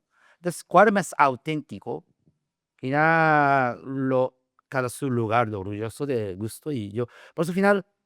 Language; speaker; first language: Spanish; non-native, learner; Japanese